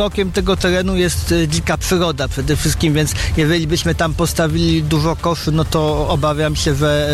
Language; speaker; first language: Polish; native; Polish